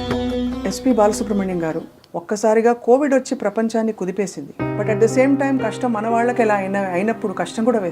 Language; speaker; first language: Telugu; native; Telugu